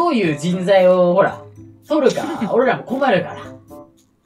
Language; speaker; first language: Japanese; native; Japanese